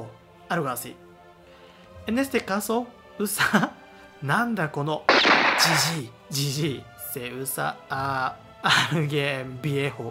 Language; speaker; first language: Spanish; non-native, learner; Japanese